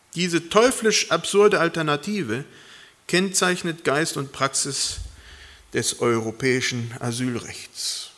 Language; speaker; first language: German; early bilingual, other home language; Spanish